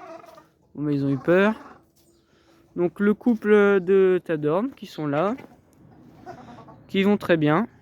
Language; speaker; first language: French; native; French